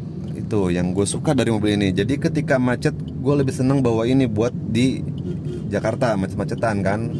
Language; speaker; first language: Indonesian; native; Indonesian